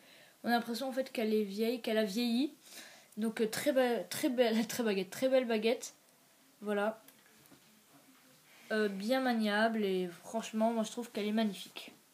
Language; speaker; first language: French; native; French